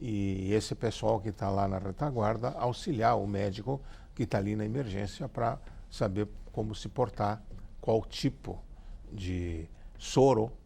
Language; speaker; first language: Portuguese; native; Portuguese